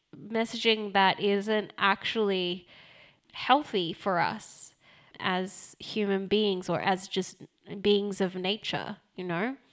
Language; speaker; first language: English; early bilingual, other home language; Japanese